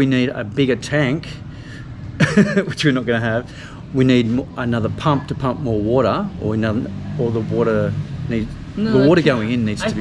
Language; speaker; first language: English; native; English